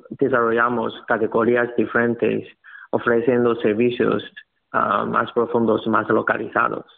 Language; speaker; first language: Spanish; non-native, learner; Chinese